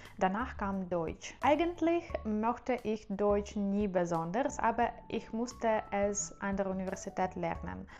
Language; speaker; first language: German; non-native, learner; Ukrainian